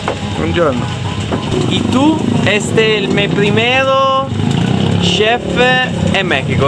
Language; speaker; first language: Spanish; non-native, learner; Italian